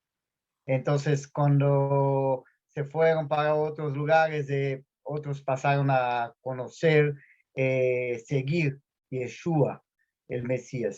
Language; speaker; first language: Spanish; non-native, fluent; Portuguese